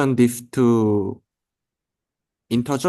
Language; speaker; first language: English; non-native, learner; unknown